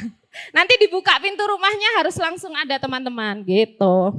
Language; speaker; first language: Indonesian; native; Indonesian